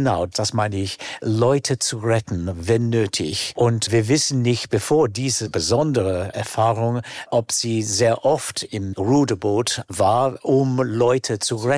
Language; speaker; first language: German; non-native, fluent; English